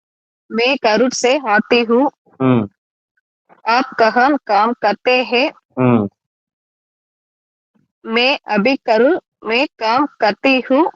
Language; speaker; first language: Hindi; non-native, learner; Tamil